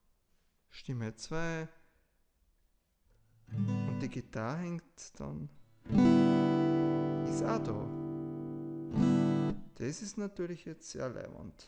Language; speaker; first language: German; native; German